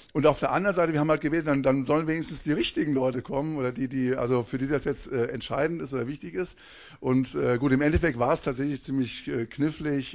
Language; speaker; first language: German; native; German